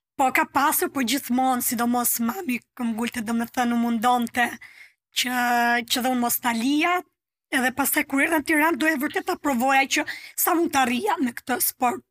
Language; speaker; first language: Albanian; native; Albanian